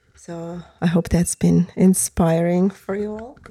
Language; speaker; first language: English; non-native, fluent; Russian